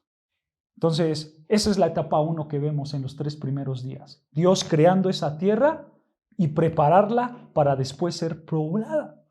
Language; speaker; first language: Spanish; native; Spanish